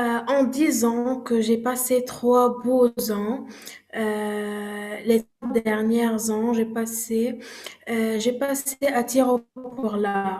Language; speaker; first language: French; non-native, learner; Arabic